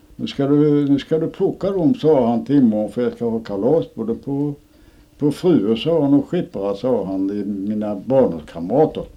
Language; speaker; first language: Swedish; native; Swedish